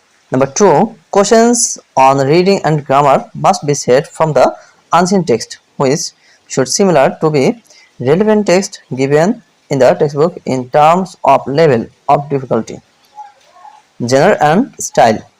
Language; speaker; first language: English; non-native, local second language; Bangla